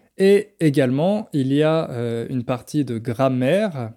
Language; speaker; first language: French; native; French